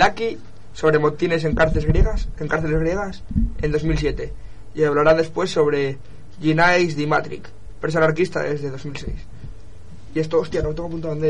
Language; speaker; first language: Spanish; native; Spanish